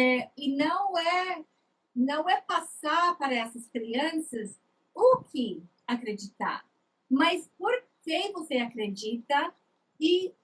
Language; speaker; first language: Portuguese; non-native, fluent; English